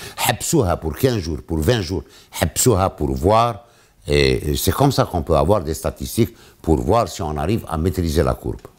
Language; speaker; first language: French; non-native, local second language; Arabic